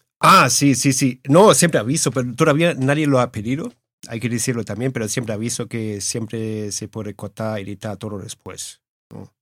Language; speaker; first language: Spanish; early bilingual, heritage; Spanish